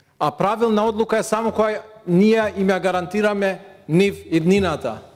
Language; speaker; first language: Macedonian; non-native, local second language; Albanian